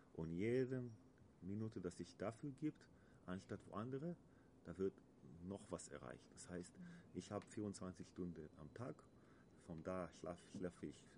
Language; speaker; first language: German; non-native, learner; Hebrew